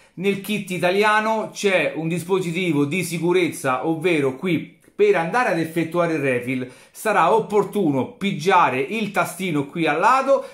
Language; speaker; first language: Italian; native; Italian